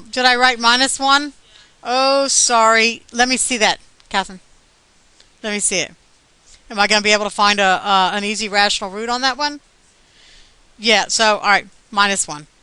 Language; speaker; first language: English; native; English